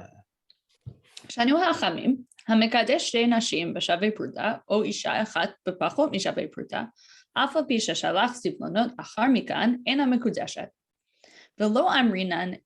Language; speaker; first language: Hebrew; non-native, fluent; English